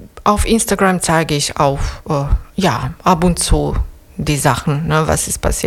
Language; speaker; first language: German; non-native, learner; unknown